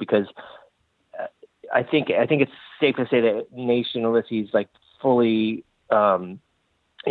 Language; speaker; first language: English; native; English